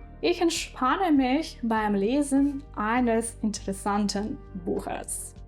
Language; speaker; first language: German; non-native, fluent; Ukrainian